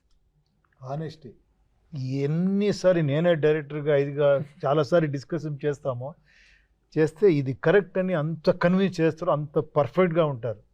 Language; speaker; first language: Telugu; non-native, local second language; Kannada